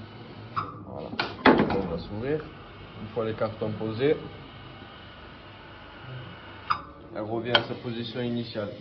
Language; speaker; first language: French; native; French